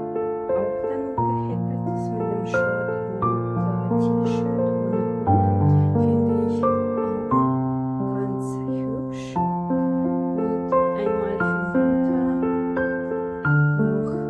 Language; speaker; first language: German; non-native, fluent; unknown